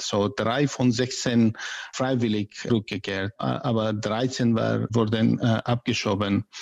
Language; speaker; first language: German; non-native, learner; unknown